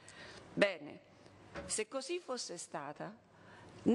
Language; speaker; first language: Italian; native; Italian